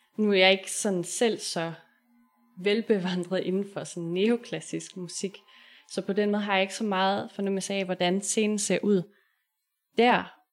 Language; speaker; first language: Danish; native; Danish